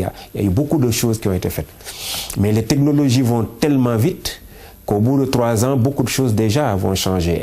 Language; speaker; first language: French; non-native, local second language; Wolof